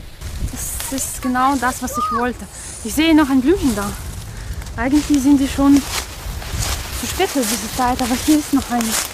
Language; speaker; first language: German; non-native, fluent; Russian